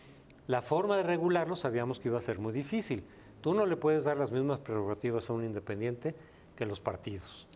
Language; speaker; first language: Spanish; native; Spanish